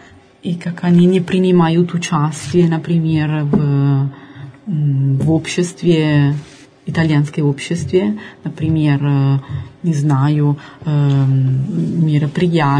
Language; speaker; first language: Russian; non-native, fluent; Italian